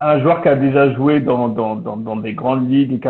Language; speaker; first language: French; native; French